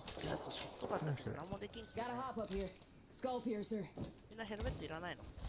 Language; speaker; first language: Japanese; native; Japanese